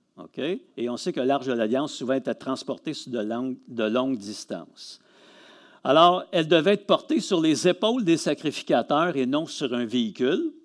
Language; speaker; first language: French; native; French